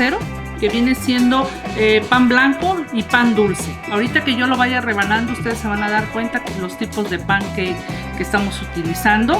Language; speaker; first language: Spanish; native; Spanish